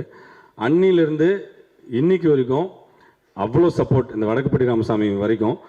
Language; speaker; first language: Tamil; native; Tamil